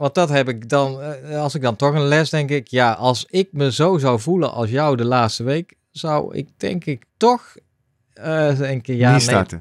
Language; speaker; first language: Dutch; native; Dutch